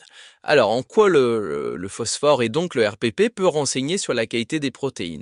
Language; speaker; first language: French; native; French